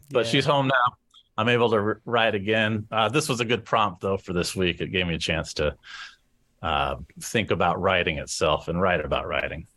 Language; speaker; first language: English; native; English